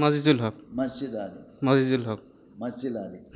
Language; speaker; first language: Hindi; non-native, local second language; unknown